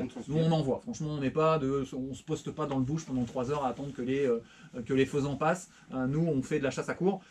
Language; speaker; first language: French; native; French